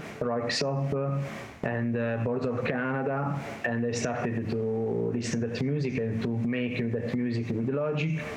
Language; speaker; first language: English; non-native, learner; Italian